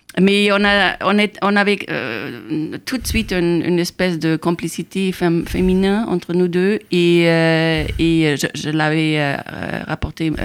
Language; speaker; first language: French; non-native, fluent; German